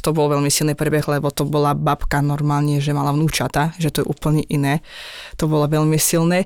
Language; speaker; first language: Slovak; non-native, fluent; Azerbaijani